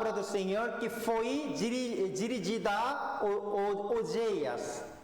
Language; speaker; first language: Portuguese; non-native, learner; Korean